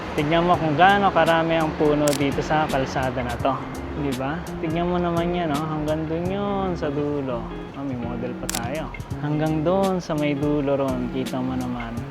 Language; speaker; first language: Filipino; native; Filipino